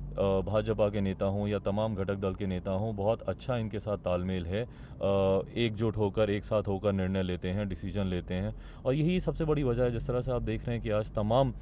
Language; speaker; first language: Hindi; native; Hindi